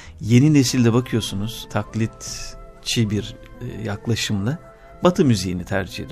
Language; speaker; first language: Turkish; native; Turkish